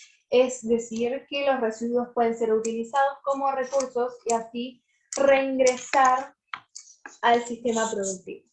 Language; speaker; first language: Spanish; native; Spanish